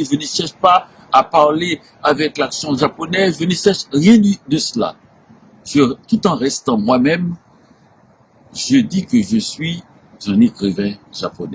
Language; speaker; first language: French; non-native, local second language; Haitian Creole